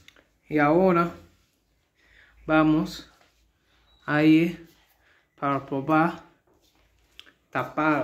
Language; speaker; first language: Spanish; non-native, learner; English